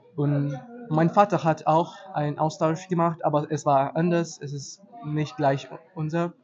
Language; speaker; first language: German; non-native, learner; Portuguese